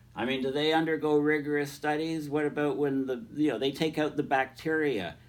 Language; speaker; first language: English; native; English